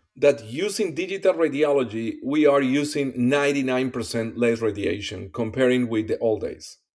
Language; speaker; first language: English; non-native, fluent; Spanish